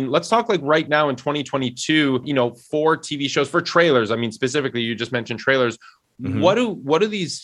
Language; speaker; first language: English; native; English